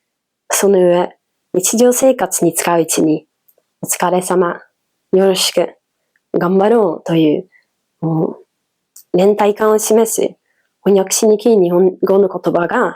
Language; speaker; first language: Japanese; non-native, fluent; Dutch